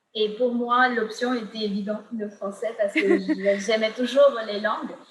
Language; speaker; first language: French; non-native, fluent; Gujarati